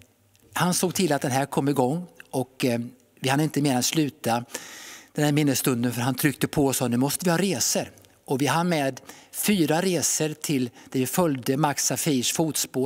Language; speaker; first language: Swedish; native; Swedish